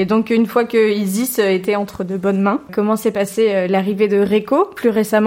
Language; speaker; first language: French; native; French